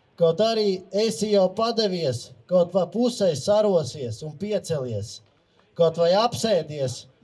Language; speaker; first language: Latvian; native; Latvian